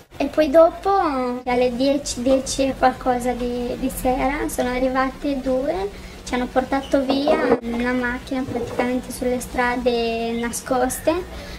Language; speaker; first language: Italian; non-native, fluent; Romanian